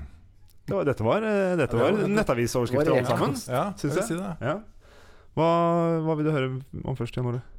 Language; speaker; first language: Norwegian; native; Norwegian